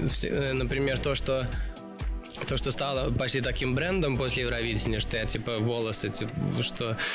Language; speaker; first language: Russian; early bilingual, other home language; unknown